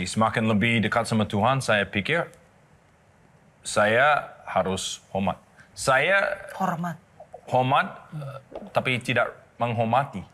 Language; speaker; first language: Indonesian; non-native, learner; English